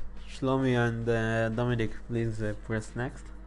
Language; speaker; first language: English; non-native, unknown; Hebrew